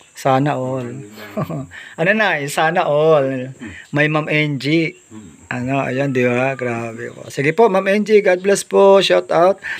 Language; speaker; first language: Filipino; non-native, local second language; Bikol